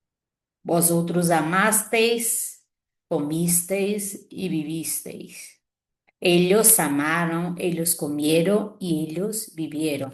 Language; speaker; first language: Spanish; non-native, fluent; Portuguese